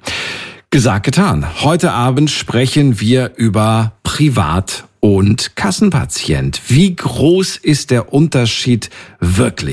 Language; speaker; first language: German; native; German